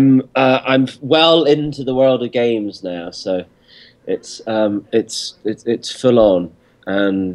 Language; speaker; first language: English; native; English